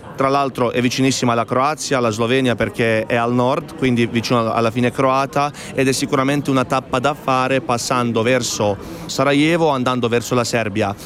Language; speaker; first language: Italian; non-native, fluent; Bosnian